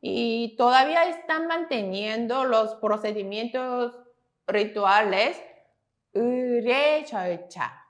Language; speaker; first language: Spanish; non-native, fluent; Korean